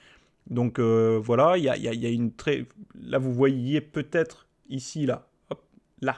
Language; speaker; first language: French; native; French